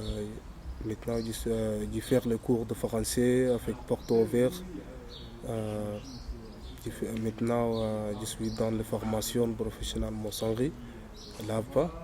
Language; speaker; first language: French; non-native, learner; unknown